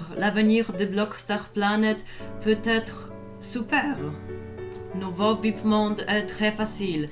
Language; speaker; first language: French; non-native, learner; Polish